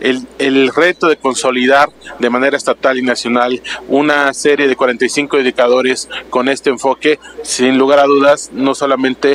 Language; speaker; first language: Spanish; native; Spanish